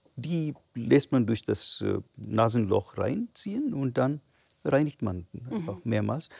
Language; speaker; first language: German; non-native, fluent; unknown